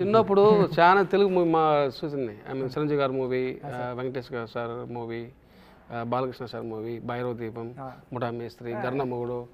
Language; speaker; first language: Telugu; non-native, local second language; Tamil